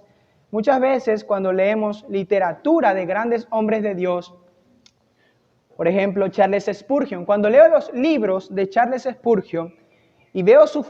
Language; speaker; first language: Spanish; native; Spanish